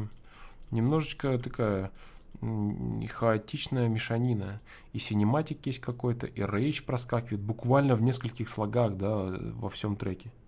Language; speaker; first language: Russian; native; Russian